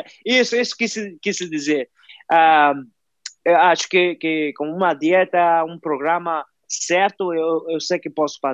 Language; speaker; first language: Portuguese; non-native, fluent; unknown